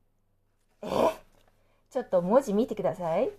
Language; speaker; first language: Japanese; non-native, fluent; Chinese